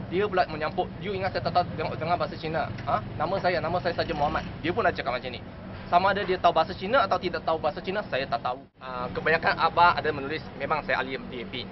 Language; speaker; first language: Malay; non-native, local second language; Chinese